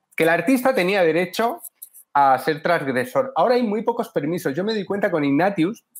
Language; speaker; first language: Spanish; native; Spanish